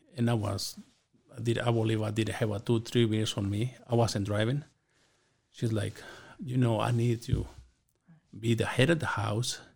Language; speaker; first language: English; non-native, learner; Spanish